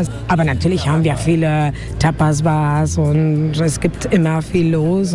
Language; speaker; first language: German; non-native, fluent; Spanish